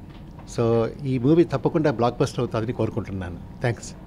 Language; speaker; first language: Telugu; native; Telugu